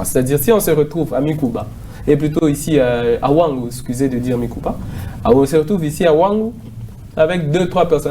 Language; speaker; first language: French; non-native, local second language; Swahili